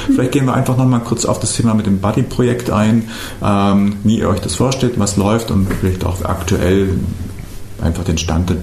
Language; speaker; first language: German; native; German